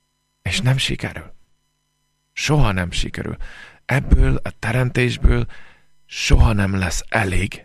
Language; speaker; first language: Hungarian; non-native, fluent; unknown